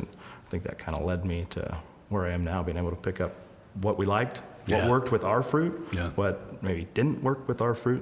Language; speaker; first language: English; native; English